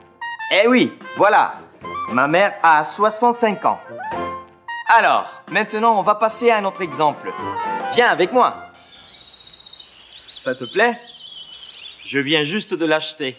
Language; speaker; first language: French; non-native, fluent; Spanish